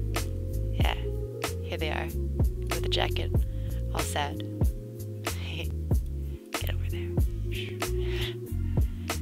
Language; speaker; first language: English; native; English